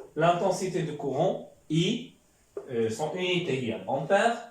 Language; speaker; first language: French; non-native, local second language; Arabic